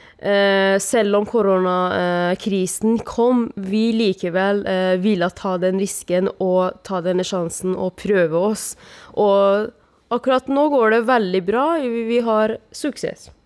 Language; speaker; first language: Norwegian; non-native, fluent; Persian